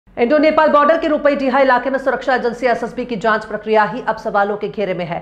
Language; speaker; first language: Hindi; native; Hindi